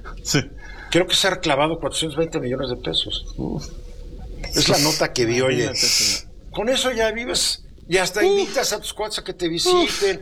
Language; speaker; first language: Spanish; native; Spanish